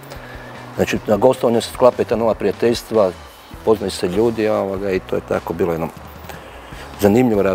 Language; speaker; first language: Croatian; native; Croatian